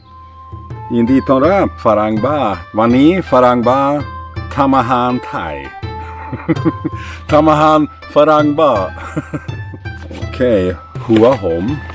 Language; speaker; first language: Thai; non-native, learner; Swedish